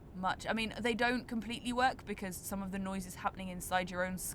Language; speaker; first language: English; native; English